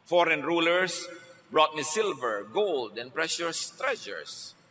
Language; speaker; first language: English; non-native, local second language; Filipino